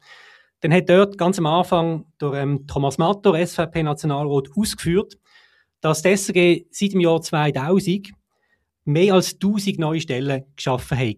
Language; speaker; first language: German; native; German